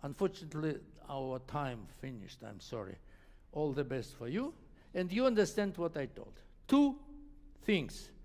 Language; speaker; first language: English; non-native, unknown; Russian